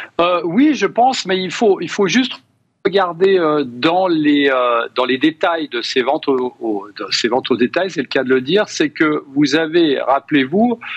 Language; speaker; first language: French; native; French